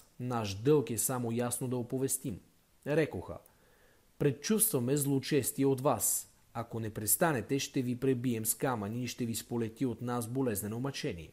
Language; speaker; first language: Bulgarian; native; Bulgarian